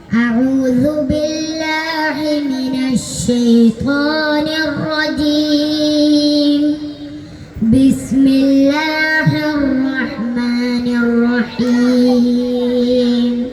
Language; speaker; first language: Arabic; non-native, learner; Malayalam